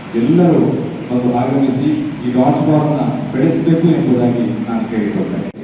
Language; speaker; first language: Kannada; native; Kannada